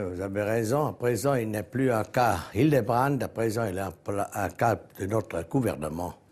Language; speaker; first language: French; non-native, local second language; German